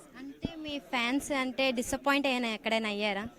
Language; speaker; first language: Telugu; native; Telugu